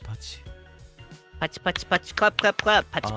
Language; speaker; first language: Japanese; non-native, fluent; English